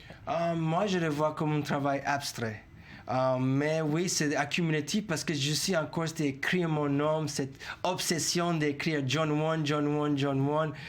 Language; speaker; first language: French; non-native, fluent; English